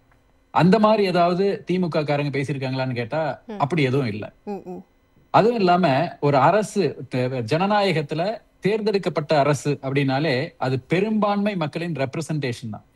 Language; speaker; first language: Tamil; native; Tamil